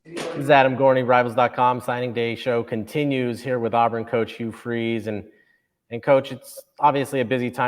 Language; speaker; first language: English; native; English